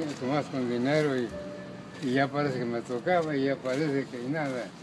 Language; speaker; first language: Spanish; native; Spanish